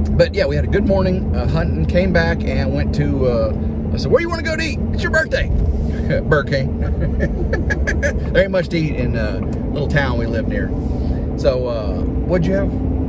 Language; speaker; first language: English; native; English